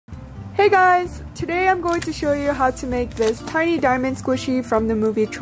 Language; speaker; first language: English; native; English